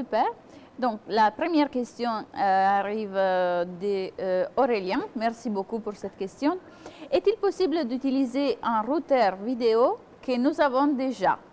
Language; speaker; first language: French; non-native, fluent; Italian